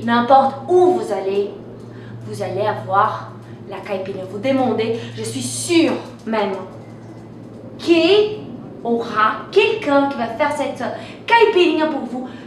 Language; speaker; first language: French; non-native, fluent; Portuguese